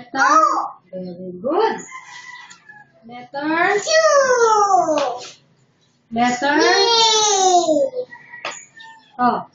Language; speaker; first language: English; non-native, local second language; Filipino